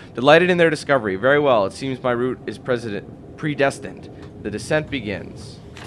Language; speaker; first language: English; native; English